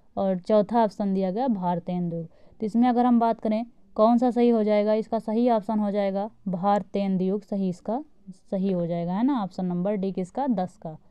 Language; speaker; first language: Hindi; native; Hindi